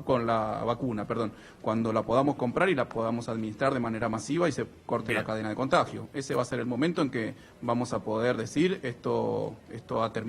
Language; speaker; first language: Spanish; native; Spanish